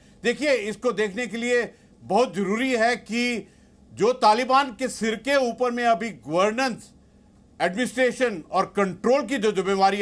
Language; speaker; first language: Hindi; native; Hindi